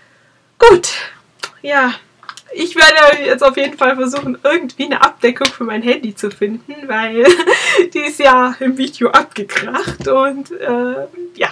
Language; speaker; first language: German; native; German